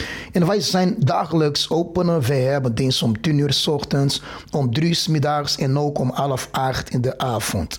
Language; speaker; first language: Dutch; non-native, fluent; Portuguese